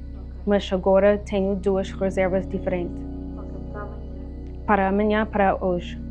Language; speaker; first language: Portuguese; non-native, learner; English